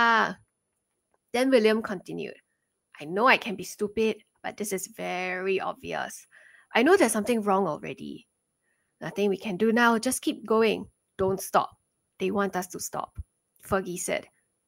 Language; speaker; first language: English; early bilingual, other home language; Chinese